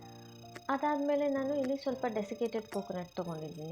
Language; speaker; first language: Kannada; native; Kannada